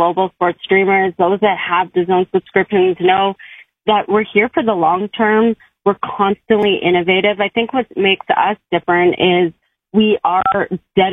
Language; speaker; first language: English; native; English